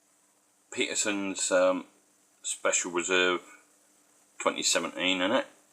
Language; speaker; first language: English; native; English